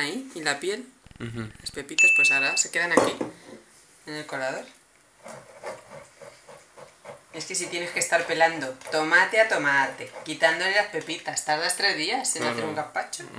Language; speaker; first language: Spanish; native; Spanish